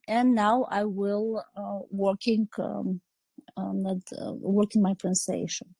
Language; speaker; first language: English; non-native, learner; Chechen